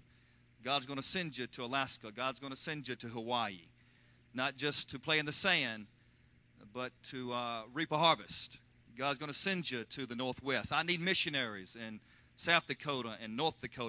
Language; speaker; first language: English; native; English